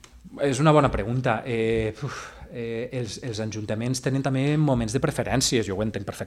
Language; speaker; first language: Catalan; native; Catalan